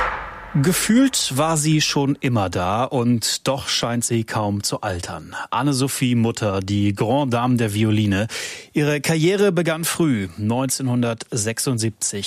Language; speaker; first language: German; native; German